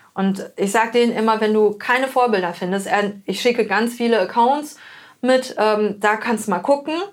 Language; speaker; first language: German; native; German